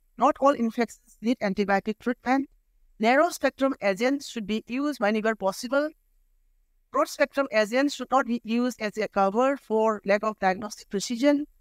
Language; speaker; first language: English; non-native, local second language; Manipuri